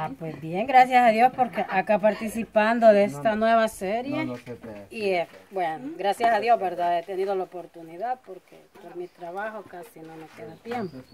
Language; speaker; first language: Spanish; native; Spanish